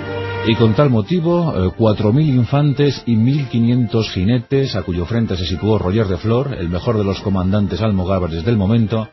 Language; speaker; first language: Spanish; native; Spanish